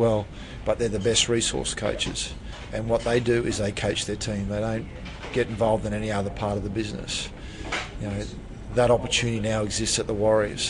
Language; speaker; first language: English; native; English